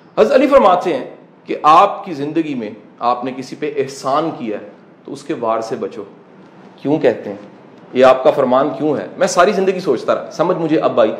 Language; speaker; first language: Urdu; non-native, local second language; Punjabi